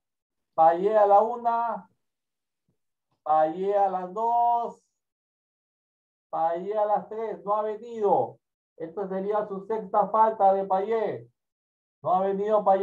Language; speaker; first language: Spanish; native; Spanish